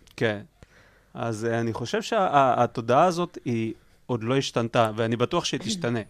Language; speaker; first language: Hebrew; early bilingual, other home language; Russian